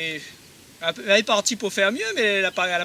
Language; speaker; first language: French; non-native, local second language; Réunion Creole French